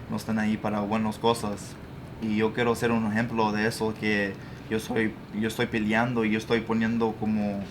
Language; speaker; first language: Spanish; early bilingual, other home language; English